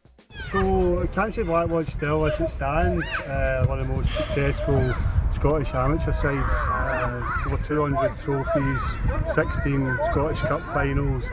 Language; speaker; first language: English; native; English